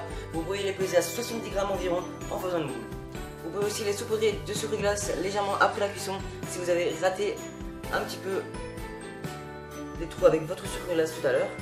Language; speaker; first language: French; native; French